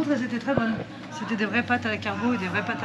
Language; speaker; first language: French; native; French